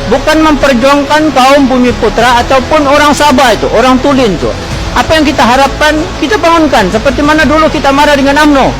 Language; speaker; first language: Malay; non-native, local second language; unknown